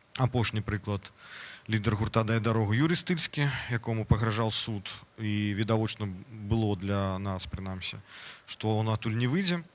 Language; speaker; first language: Belarusian; non-native, local second language; Russian